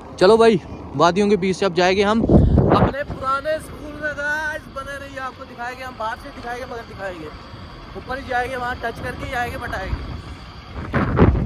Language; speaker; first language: Hindi; native; Hindi